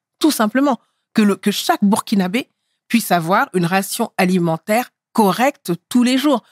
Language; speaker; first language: French; early bilingual, other home language; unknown